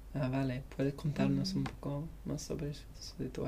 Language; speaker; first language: Spanish; non-native, learner; English